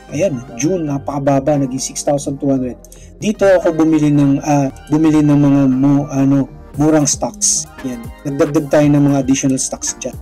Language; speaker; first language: Filipino; non-native, local second language; Cebuano